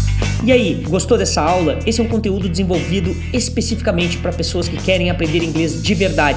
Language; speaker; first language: Portuguese; native; Portuguese